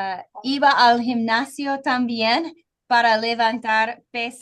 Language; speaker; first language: Spanish; non-native, fluent; English